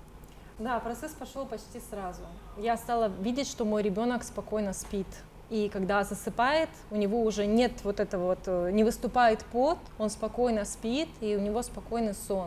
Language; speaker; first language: Russian; native; Russian